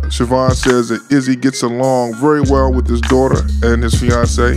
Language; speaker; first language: English; native; English